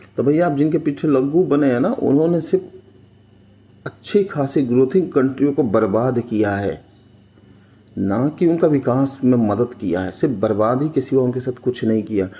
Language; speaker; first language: Hindi; native; Hindi